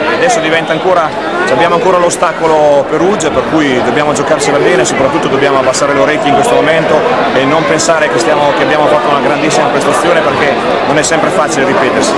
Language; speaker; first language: Italian; native; Italian